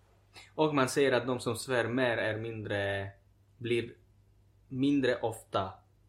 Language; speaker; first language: Swedish; early bilingual, other home language; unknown